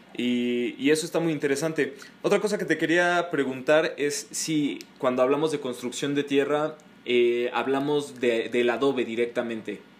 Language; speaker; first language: Spanish; native; Spanish